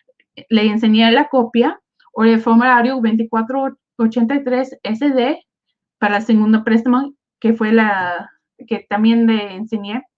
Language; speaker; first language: Spanish; early bilingual, other home language; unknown